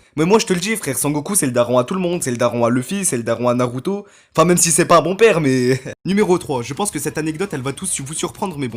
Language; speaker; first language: French; native; French